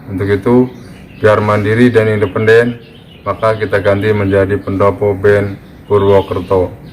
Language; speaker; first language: Indonesian; native; Indonesian